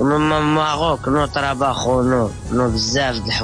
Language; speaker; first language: Spanish; non-native, learner; Arabic